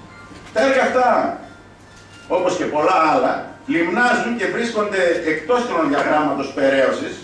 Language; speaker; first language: Greek; native; Greek